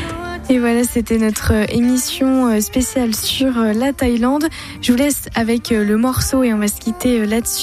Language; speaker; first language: French; native; French